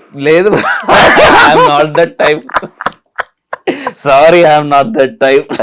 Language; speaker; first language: Telugu; non-native, learner; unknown